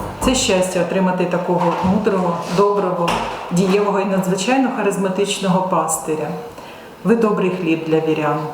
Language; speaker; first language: Ukrainian; native; Ukrainian